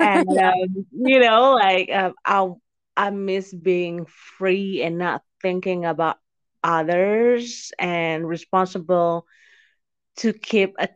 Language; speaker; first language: English; non-native, fluent; Indonesian